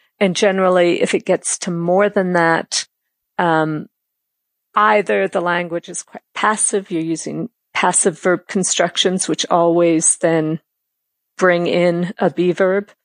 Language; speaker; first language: English; native; English